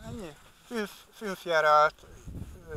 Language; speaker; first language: German; non-native, learner; Hungarian